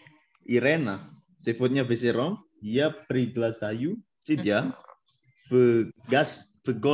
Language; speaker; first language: Russian; non-native, learner; Indonesian